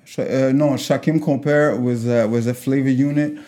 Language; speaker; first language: English; native; English